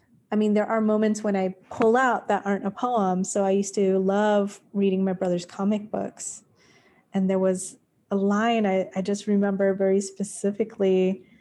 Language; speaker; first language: English; native; English